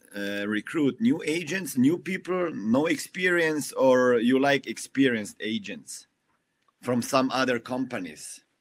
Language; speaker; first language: English; non-native, fluent; Slovenian